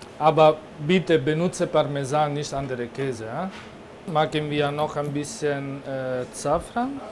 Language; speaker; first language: German; non-native, learner; Italian